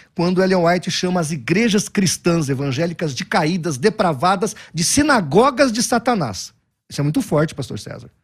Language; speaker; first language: Portuguese; native; Portuguese